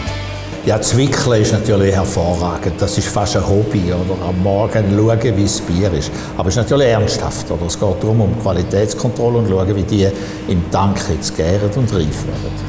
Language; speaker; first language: German; native; German